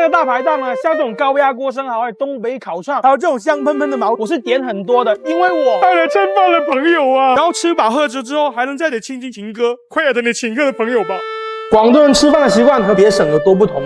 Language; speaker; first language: Chinese; non-native, local second language; Cantonese